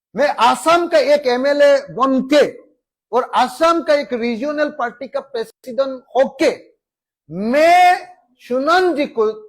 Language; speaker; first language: Hindi; non-native, local second language; Assamese